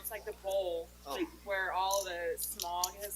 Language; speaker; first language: English; native; English